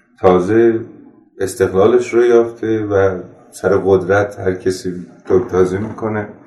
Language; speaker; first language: Persian; non-native, local second language; Armenian